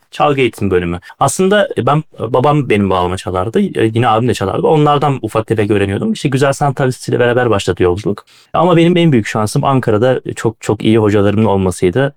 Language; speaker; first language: Turkish; native; Turkish